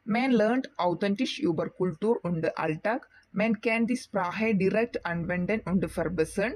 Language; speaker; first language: German; non-native, fluent; Malayalam